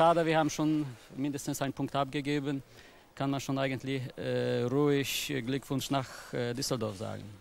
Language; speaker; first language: German; non-native, fluent; Polish